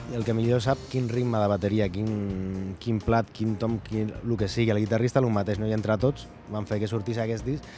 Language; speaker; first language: Catalan; non-native, local second language; Spanish